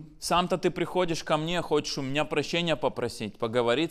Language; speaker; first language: Russian; native; Russian